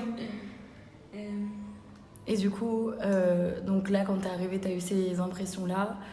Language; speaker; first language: French; native; French